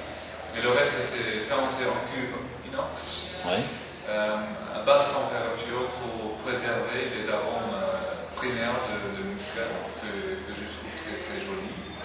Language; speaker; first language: French; non-native, fluent; English